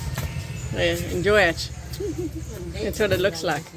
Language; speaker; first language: English; native; English